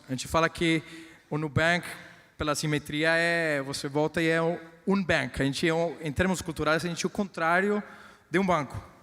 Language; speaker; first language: Portuguese; non-native, fluent; Spanish